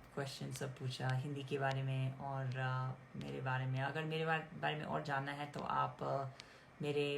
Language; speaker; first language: Hindi; non-native, fluent; English